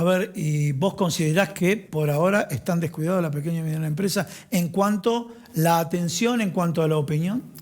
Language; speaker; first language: Spanish; native; Spanish